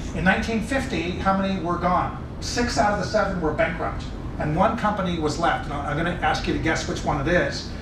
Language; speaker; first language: English; native; English